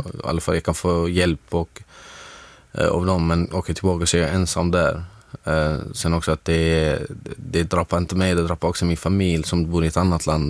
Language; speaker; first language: Swedish; non-native, fluent; Arabic